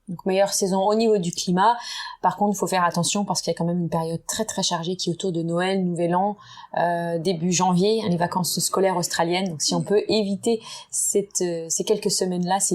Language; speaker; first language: French; native; French